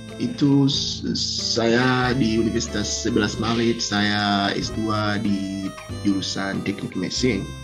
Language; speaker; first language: Indonesian; non-native, learner; Swahili